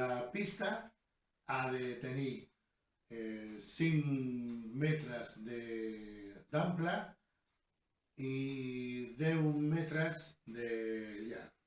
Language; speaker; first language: Catalan; non-native, learner; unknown